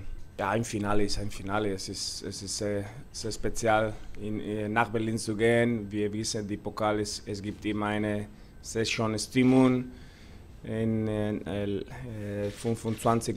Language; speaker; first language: German; non-native, learner; Spanish